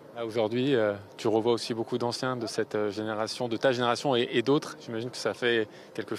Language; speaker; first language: French; native; French